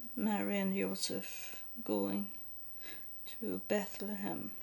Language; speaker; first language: English; non-native, learner; Swedish